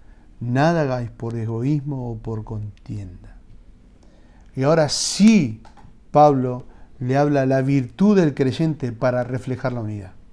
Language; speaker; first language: Spanish; native; Spanish